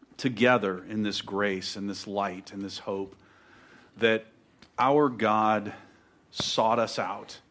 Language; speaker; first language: English; native; English